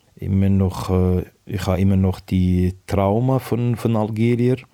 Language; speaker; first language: German; non-native, learner; Arabic